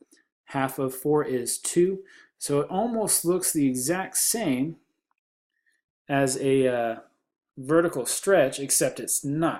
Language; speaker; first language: English; native; English